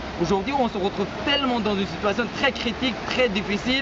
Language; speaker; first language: French; non-native, fluent; Persian